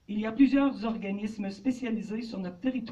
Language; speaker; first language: French; native; French